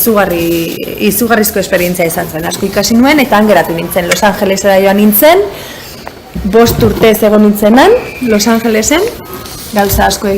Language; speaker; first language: Basque; non-native, local second language; Spanish